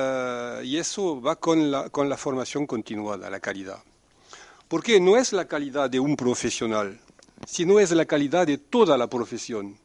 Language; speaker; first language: Spanish; non-native, fluent; French